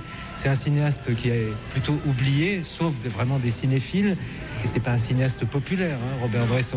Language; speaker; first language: French; native; French